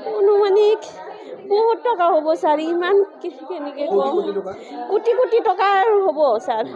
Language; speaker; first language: Assamese; native; Assamese